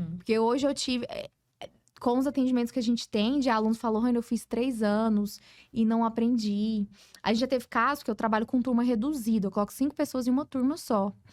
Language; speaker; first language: Portuguese; early bilingual, heritage; Portuguese